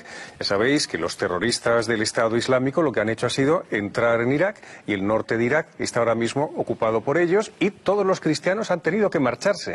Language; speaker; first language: Spanish; native; Spanish